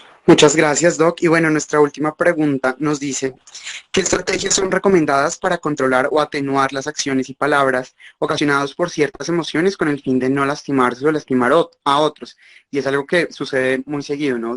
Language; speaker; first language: Spanish; native; Spanish